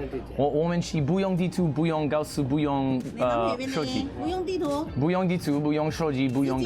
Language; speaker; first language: Chinese; non-native, learner; English